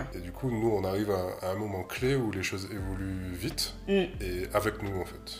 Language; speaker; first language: French; native; French